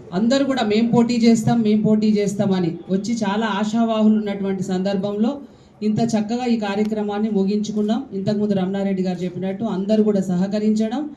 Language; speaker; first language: Telugu; native; Telugu